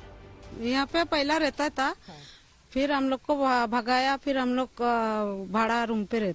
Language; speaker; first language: Hindi; non-native, local second language; Bangla